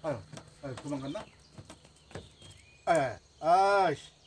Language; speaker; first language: Korean; native; Korean